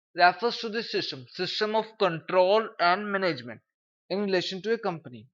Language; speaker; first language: English; non-native, local second language; Punjabi